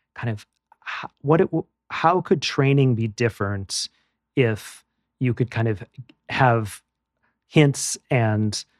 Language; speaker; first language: English; native; English